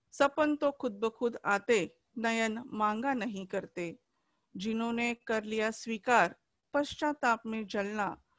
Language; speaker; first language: Hindi; non-native, local second language; Marathi